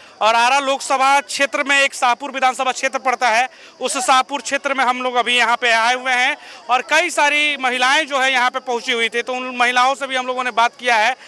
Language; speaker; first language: Hindi; native; Hindi